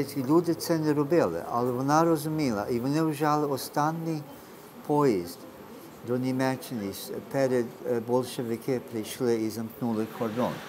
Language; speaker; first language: Ukrainian; early bilingual, heritage; Ukrainian